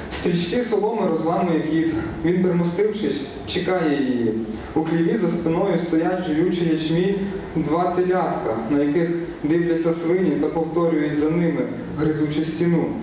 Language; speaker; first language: Ukrainian; native; Ukrainian